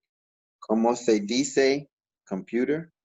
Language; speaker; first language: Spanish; non-native, learner; English